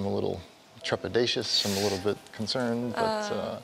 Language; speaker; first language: English; early bilingual, other home language; Korean